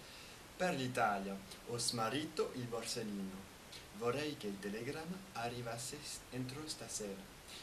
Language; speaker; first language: Italian; non-native, learner; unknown